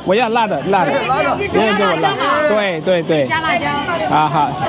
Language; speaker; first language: Chinese; non-native, fluent; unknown